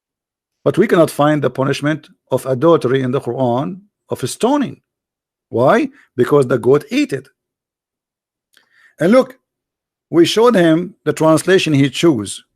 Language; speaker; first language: English; non-native, local second language; Arabic